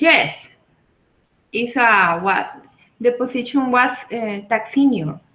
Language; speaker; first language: English; non-native, learner; Spanish